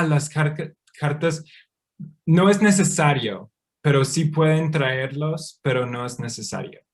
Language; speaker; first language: Spanish; non-native, fluent; English